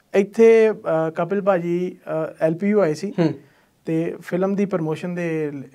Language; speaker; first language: Punjabi; native; Punjabi